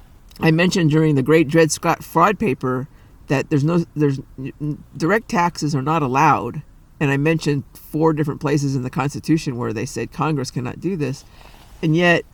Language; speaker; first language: English; native; English